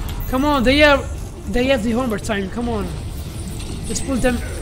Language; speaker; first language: English; non-native, learner; Italian